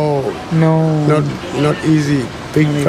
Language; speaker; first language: English; non-native, learner; Burmese